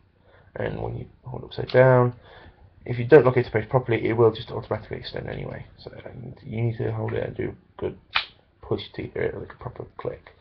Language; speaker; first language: English; native; English